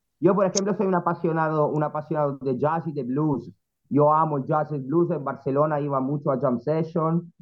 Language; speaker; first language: Spanish; non-native, fluent; Italian